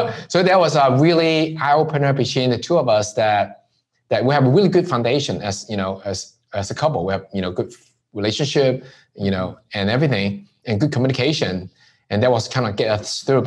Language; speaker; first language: English; non-native, local second language; Cantonese